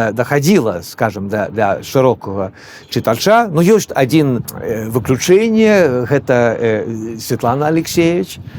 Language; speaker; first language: Belarusian; non-native, fluent; Swedish